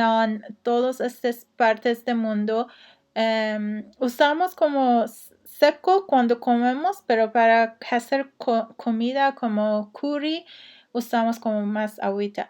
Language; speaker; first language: Spanish; non-native, learner; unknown